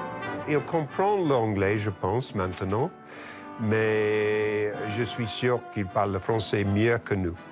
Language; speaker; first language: French; non-native, learner; English